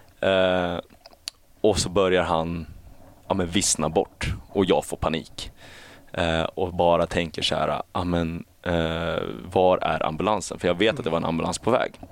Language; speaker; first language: Swedish; early bilingual, other home language; Chinese